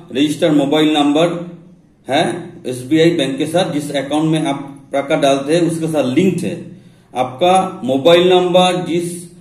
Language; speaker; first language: Hindi; non-native, local second language; Bangla